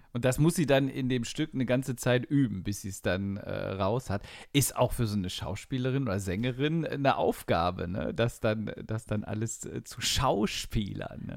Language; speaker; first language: German; native; German